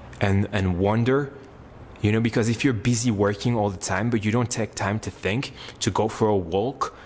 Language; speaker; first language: English; non-native, fluent; French